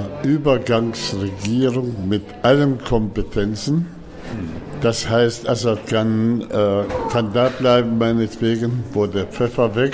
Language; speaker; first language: German; non-native, fluent; Arabic